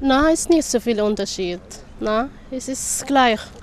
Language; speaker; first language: German; non-native, learner; Arabic